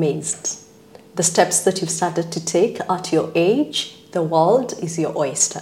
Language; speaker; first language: English; non-native, local second language; Kikuyu